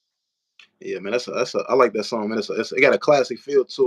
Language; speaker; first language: English; native; English